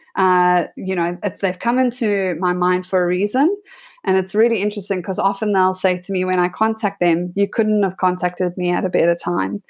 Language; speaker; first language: English; native; English